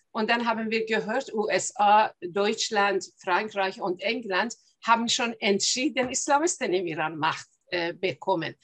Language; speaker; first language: German; non-native, fluent; Persian